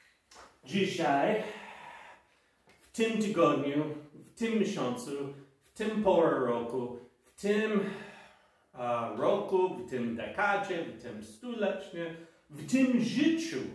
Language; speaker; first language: Polish; non-native, fluent; English